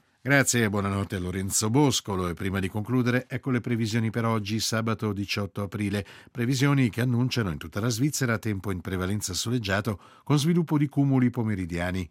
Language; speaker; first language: Italian; native; Italian